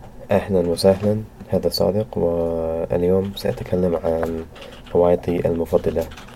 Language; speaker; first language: Arabic; non-native, learner; English